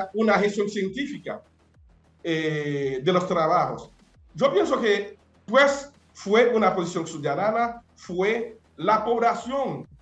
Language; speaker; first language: Spanish; non-native, fluent; Haitian Creole